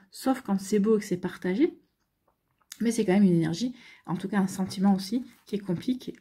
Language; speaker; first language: French; native; French